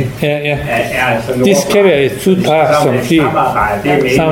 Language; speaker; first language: Danish; non-native, learner; Persian